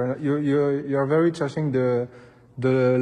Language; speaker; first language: English; non-native, learner; French